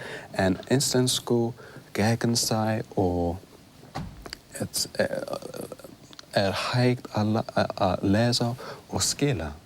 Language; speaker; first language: Icelandic; non-native, learner; English